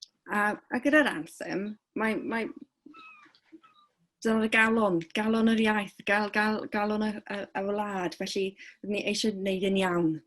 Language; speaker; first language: Welsh; non-native, fluent; English